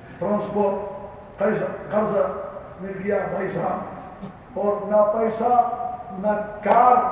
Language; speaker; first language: Urdu; non-native, learner; Arabic